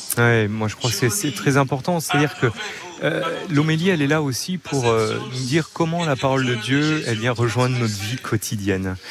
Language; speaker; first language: French; native; French